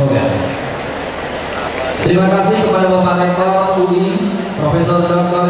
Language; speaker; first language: Indonesian; native; Indonesian